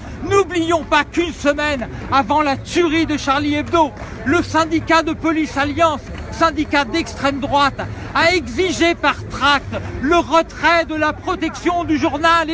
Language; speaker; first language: French; native; French